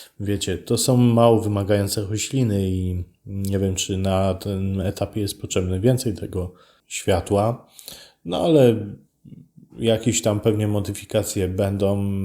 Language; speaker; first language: Polish; native; Polish